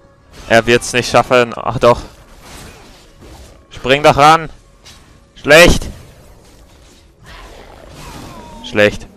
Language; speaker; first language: German; native; German